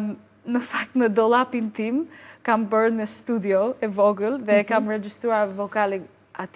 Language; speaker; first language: Albanian; non-native, learner; English